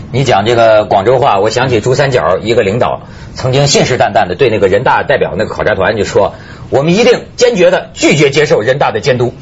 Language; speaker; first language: Chinese; native; Chinese